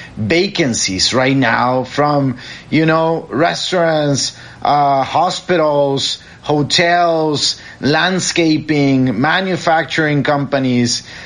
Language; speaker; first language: English; non-native, fluent; Spanish